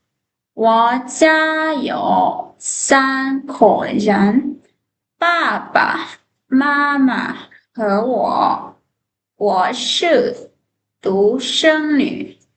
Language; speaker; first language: Chinese; non-native, fluent; Thai